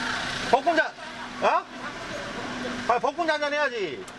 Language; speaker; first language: Korean; native; Korean